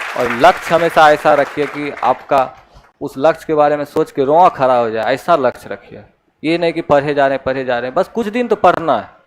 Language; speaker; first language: Hindi; native; Hindi